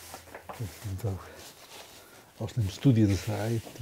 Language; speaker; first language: German; non-native, fluent; Spanish